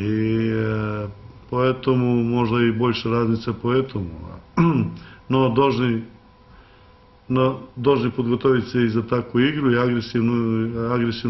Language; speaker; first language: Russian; non-native, learner; Serbian